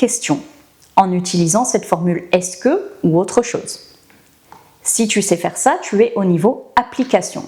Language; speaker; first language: French; native; French